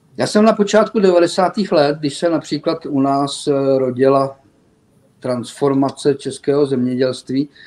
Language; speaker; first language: Czech; native; Czech